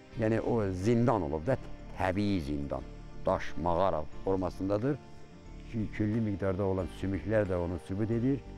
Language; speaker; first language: Azerbaijani; non-native, local second language; Talysh